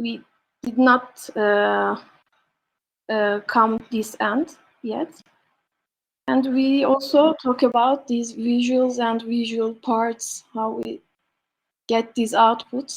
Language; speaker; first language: English; non-native, learner; Turkish